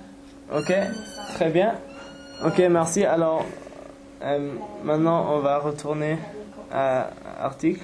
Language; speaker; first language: French; non-native, fluent; English